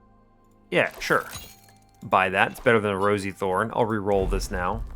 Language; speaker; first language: English; native; English